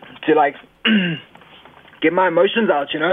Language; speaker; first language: English; native; English